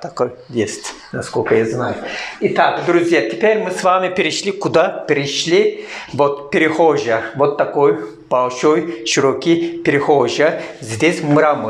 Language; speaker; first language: Russian; non-native, learner; Turkish